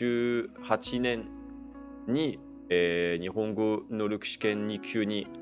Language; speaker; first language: Japanese; non-native, learner; French